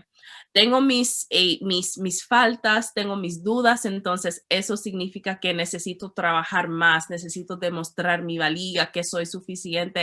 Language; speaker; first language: Spanish; non-native, learner; English